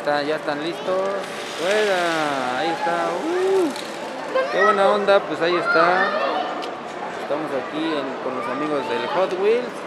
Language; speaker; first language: Spanish; native; Spanish